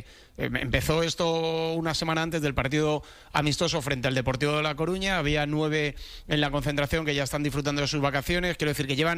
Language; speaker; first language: Spanish; native; Spanish